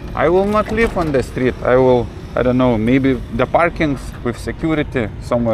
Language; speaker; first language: English; non-native, learner; Lithuanian